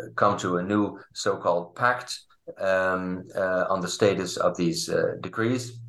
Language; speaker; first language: English; non-native, fluent; Dutch